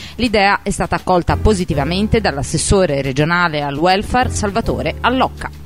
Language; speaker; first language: Italian; native; Italian